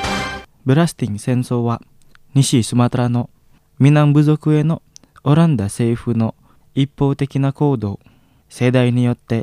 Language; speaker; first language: Japanese; non-native, fluent; Indonesian